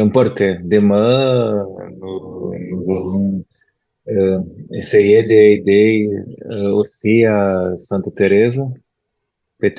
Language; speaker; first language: French; non-native, learner; Portuguese